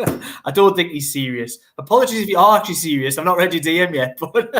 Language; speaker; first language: English; native; English